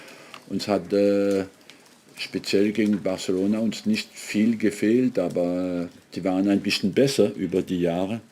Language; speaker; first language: German; non-native, fluent; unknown